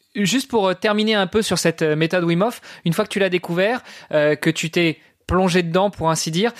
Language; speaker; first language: French; native; French